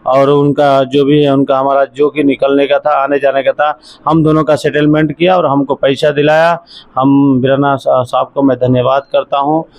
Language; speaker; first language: Hindi; native; Hindi